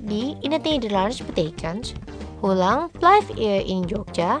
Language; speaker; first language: Dutch; non-native, learner; Indonesian